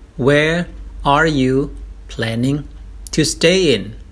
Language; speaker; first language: English; non-native, fluent; Thai